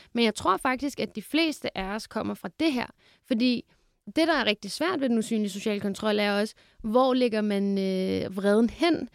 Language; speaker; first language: Danish; early bilingual, other home language; Kurdish